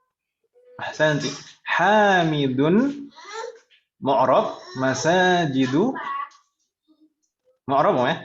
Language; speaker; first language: Arabic; non-native, fluent; Indonesian